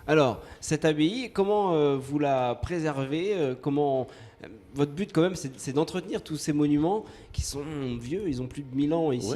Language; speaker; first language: French; native; French